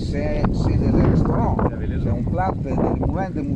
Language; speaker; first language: French; non-native, learner; Italian